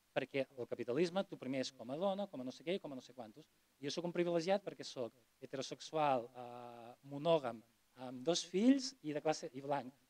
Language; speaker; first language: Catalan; non-native, local second language; Spanish